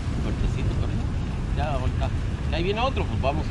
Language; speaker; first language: Spanish; native; Spanish